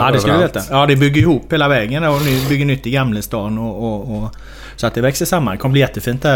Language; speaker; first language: Swedish; native; Swedish